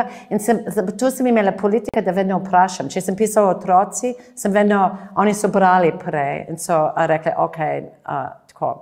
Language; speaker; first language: Slovenian; non-native, fluent; English